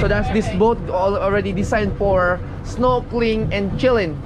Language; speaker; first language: English; non-native, learner; Indonesian